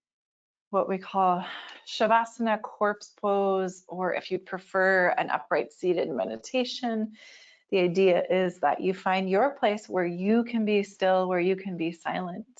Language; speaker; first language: English; native; English